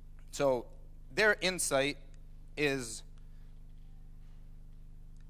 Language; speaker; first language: English; non-native, fluent; Finnish